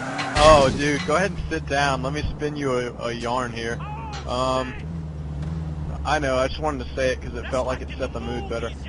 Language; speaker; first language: English; native; English